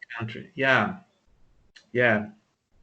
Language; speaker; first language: English; non-native, learner; Portuguese